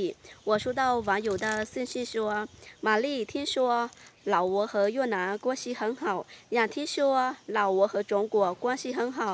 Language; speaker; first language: Chinese; non-native, fluent; Lao